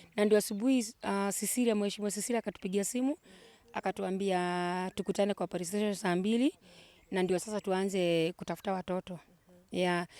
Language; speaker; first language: Swahili; native; Swahili